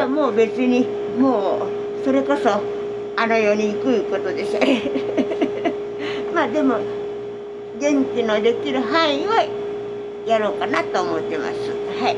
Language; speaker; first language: Japanese; native; Japanese